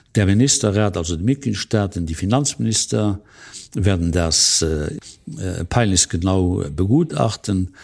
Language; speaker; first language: German; non-native, local second language; Luxembourgish